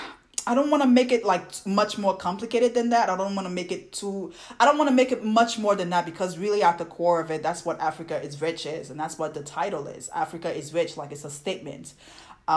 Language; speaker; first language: English; non-native, fluent; French